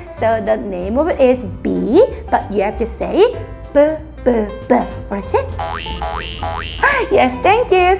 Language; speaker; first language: English; non-native, fluent; Korean